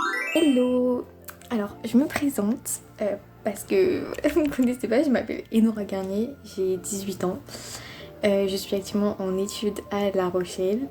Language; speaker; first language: French; native; French